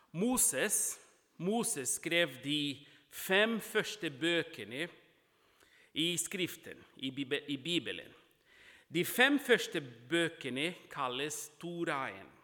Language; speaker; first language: Norwegian; non-native, fluent; Portuguese